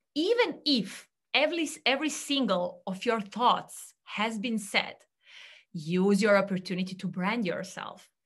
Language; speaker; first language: English; non-native, fluent; Serbian